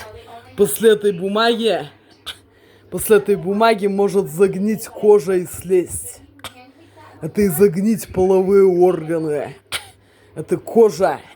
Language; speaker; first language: Russian; native; Russian